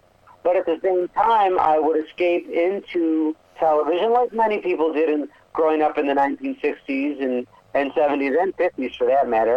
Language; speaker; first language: English; native; English